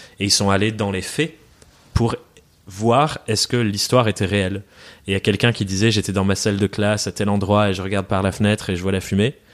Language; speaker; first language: French; early bilingual, other home language; English